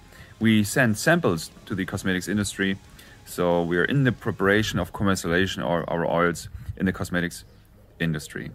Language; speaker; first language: English; non-native, fluent; German